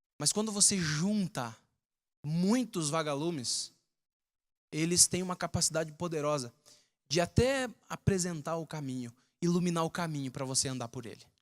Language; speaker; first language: Portuguese; native; Portuguese